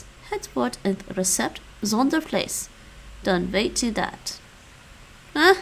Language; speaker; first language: Dutch; non-native, learner; English